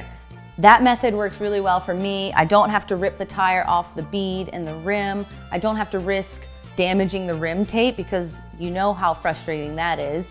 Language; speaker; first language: English; native; English